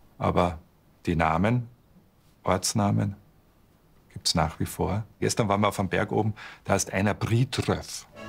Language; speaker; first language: German; native; German